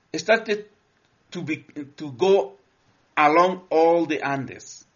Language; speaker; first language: English; non-native, learner; Spanish